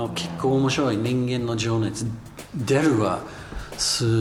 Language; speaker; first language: Japanese; non-native, learner; English